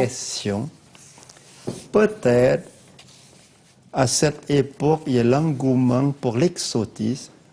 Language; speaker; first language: French; non-native, learner; Lao